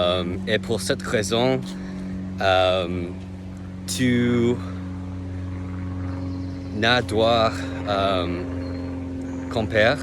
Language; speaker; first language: French; non-native, learner; English